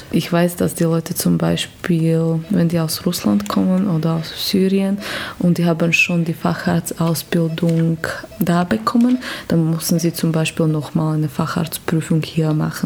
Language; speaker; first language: German; non-native, fluent; Slovak